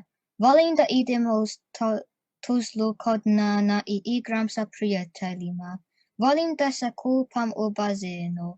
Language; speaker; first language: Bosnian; early bilingual, heritage; Bosnian